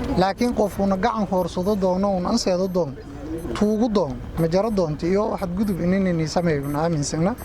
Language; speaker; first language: Somali; non-native, local second language; Maay